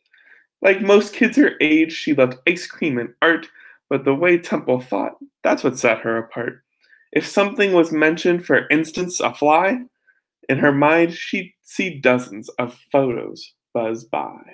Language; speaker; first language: English; native; English